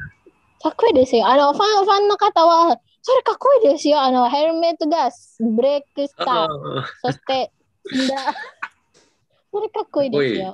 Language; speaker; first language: Japanese; non-native, learner; Indonesian